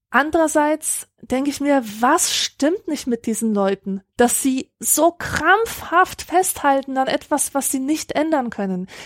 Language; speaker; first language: German; early bilingual, other home language; Polish